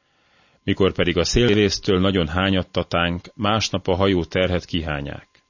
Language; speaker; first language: Hungarian; native; Hungarian